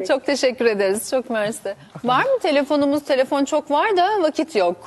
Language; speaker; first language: Turkish; native; Turkish